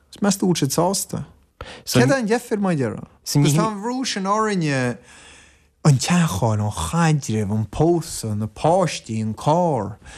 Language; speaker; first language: Irish; native; Irish